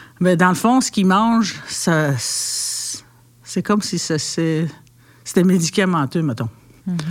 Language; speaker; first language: French; non-native, local second language; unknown